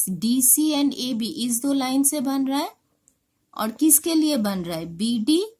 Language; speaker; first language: Hindi; non-native, local second language; Bangla